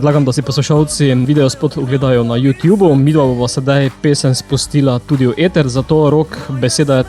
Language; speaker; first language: Slovenian; native; Slovenian